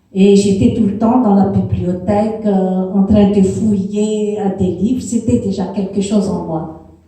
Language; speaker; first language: French; non-native, local second language; Malagasy